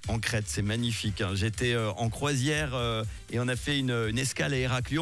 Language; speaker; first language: French; native; French